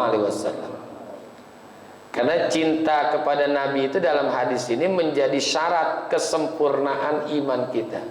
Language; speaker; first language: Indonesian; native; Indonesian